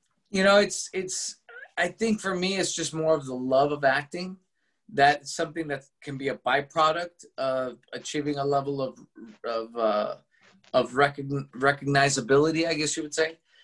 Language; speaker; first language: English; early bilingual, other home language; Spanish